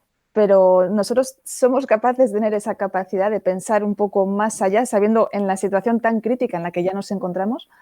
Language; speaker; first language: Spanish; native; Spanish